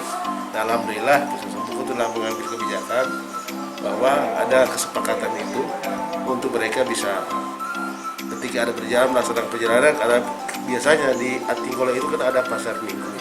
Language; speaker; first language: Indonesian; native; Indonesian